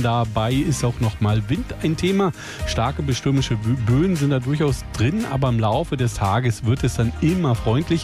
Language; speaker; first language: German; native; German